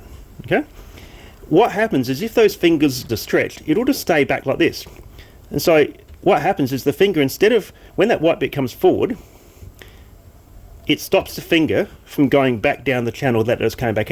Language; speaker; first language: English; native; English